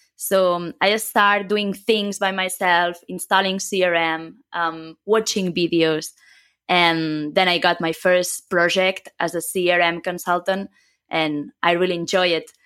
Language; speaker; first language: English; non-native, fluent; Catalan